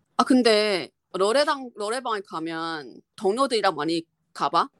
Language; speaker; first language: Korean; non-native, fluent; Chinese